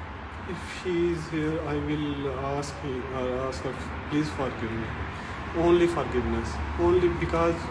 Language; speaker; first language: English; non-native, learner; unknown